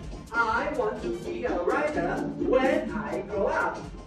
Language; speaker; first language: English; non-native, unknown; Thai